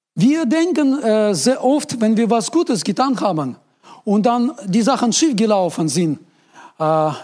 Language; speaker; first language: German; non-native, fluent; Russian